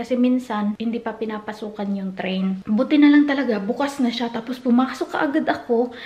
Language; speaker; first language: Filipino; non-native, local second language; Cebuano